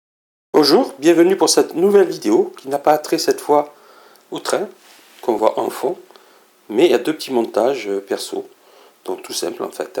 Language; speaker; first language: French; native; French